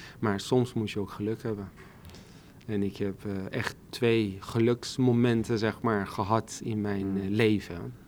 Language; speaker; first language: Dutch; non-native, fluent; Persian